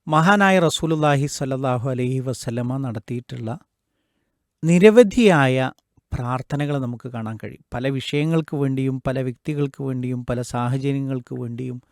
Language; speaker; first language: Malayalam; native; Malayalam